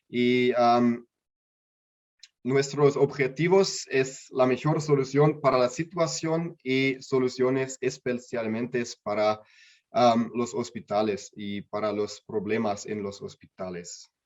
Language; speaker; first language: Spanish; non-native, learner; German